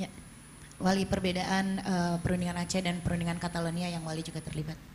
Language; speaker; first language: Indonesian; native; Indonesian